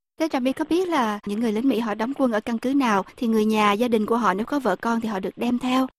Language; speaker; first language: Vietnamese; native; Vietnamese